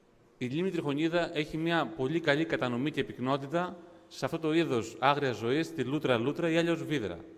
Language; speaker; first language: Greek; native; Greek